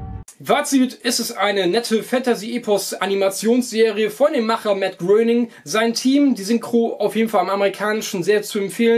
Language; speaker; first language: German; native; German